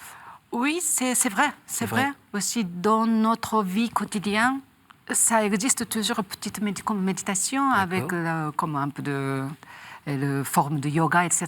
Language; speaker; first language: French; non-native, learner; Japanese